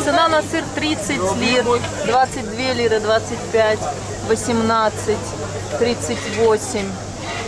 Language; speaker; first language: Russian; native; Russian